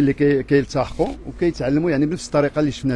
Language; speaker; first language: Arabic; native; Arabic